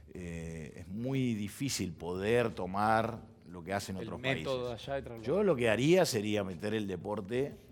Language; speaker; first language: Spanish; native; Spanish